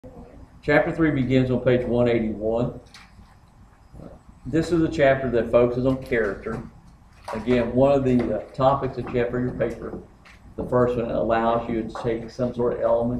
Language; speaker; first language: English; native; English